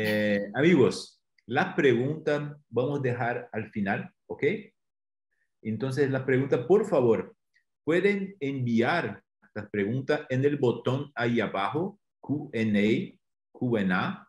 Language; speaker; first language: Spanish; non-native, fluent; Portuguese